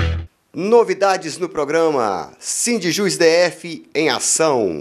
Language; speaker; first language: Portuguese; native; Portuguese